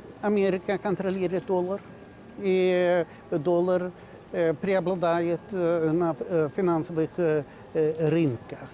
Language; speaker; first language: Russian; non-native, fluent; Swedish